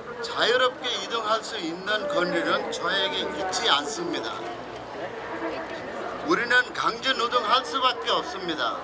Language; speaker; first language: Korean; non-native, fluent; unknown